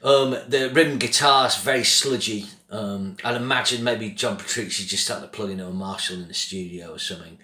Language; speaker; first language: English; native; English